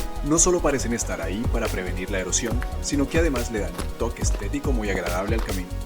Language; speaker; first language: Spanish; native; Spanish